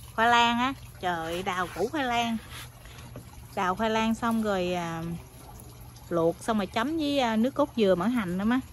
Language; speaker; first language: Vietnamese; native; Vietnamese